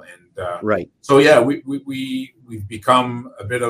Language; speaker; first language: English; native; English